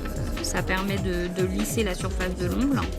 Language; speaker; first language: French; native; French